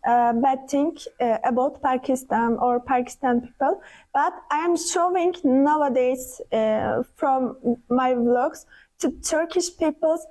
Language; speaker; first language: English; non-native, learner; Turkish